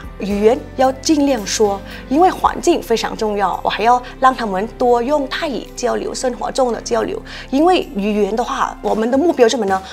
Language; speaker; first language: Chinese; non-native, fluent; Thai